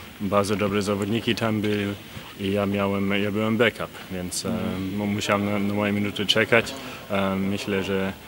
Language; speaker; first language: Polish; early bilingual, heritage; Polish